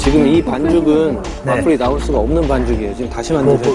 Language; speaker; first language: Korean; native; Korean